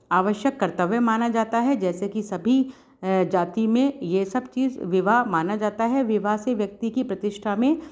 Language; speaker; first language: Hindi; native; Hindi